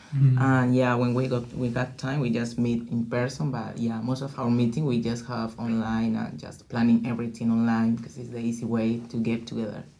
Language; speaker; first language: English; non-native, learner; Spanish